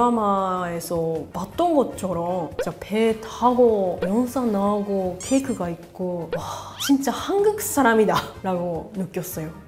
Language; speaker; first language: Korean; non-native, learner; Japanese